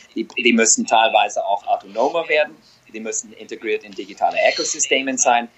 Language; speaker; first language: German; non-native, fluent; English